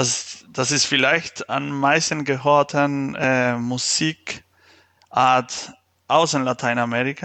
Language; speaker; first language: German; non-native, fluent; Spanish